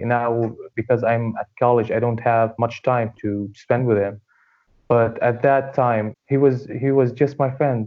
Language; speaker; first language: English; non-native, fluent; Arabic